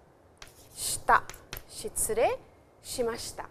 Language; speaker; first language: Japanese; non-native, fluent; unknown